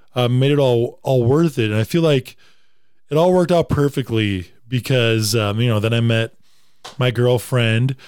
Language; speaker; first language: English; native; English